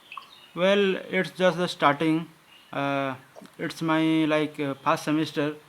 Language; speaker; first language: English; non-native, learner; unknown